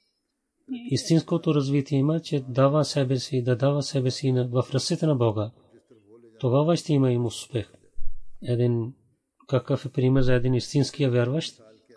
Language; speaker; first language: Bulgarian; non-native, learner; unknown